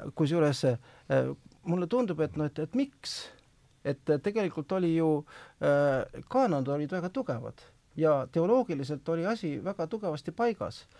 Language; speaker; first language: Estonian; native; Estonian